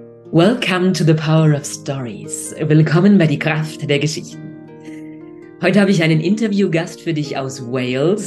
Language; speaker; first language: German; native; German